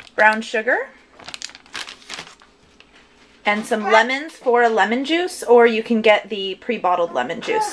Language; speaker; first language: English; native; English